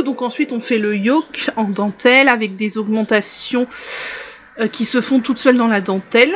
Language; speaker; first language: French; native; French